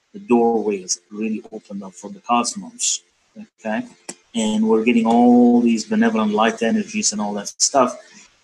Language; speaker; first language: English; non-native, fluent; Persian